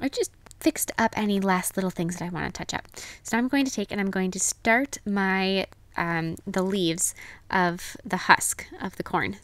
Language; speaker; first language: English; native; English